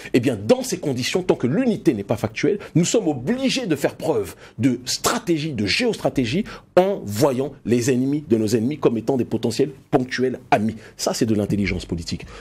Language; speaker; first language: French; native; French